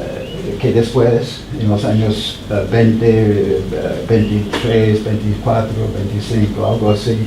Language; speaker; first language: Spanish; non-native, fluent; English